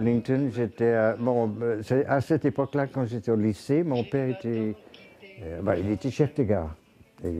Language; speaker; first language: French; non-native, fluent; English